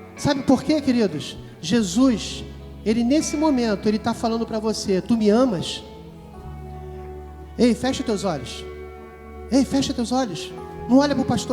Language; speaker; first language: Portuguese; native; Portuguese